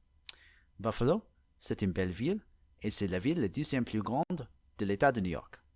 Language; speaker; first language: French; non-native, learner; English